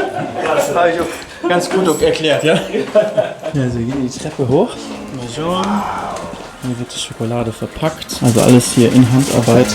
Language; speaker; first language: German; native; German